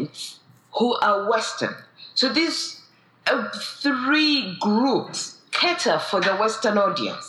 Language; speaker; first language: English; non-native, local second language; Ganda